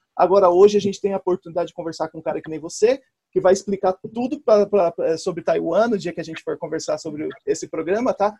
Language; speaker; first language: Portuguese; native; Portuguese